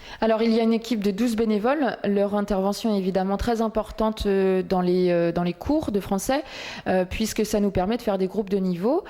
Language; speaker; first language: French; native; French